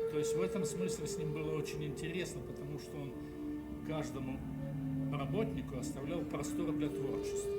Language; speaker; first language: Russian; native; Russian